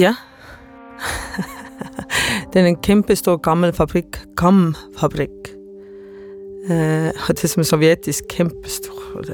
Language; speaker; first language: Danish; non-native, fluent; Estonian